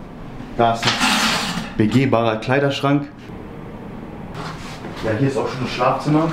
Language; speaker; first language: German; native; German